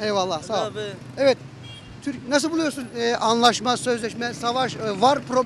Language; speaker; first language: Turkish; native; Turkish